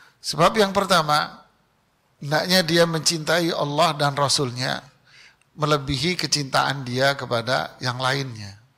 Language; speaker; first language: Indonesian; native; Indonesian